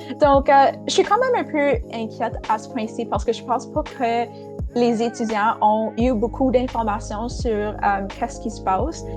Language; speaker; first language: French; non-native, local second language; English